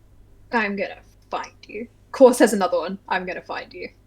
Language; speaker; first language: English; native; English